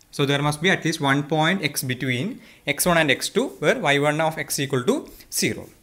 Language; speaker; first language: English; non-native, local second language; Malayalam